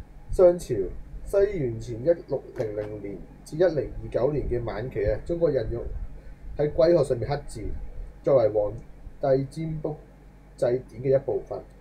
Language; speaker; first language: Cantonese; native; Cantonese